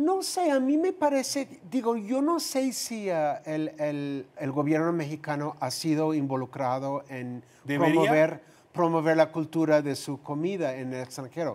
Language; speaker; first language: Spanish; non-native, fluent; English